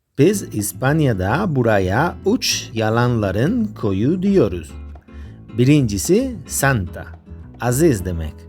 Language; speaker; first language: Turkish; non-native, fluent; Spanish